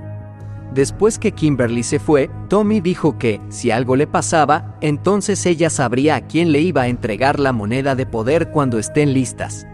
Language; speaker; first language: Spanish; native; Spanish